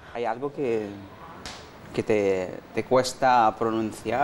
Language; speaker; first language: Spanish; non-native, fluent; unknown